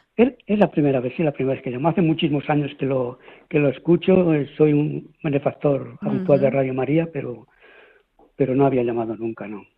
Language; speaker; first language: Spanish; native; Spanish